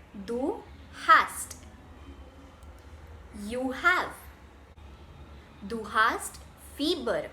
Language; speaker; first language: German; non-native, fluent; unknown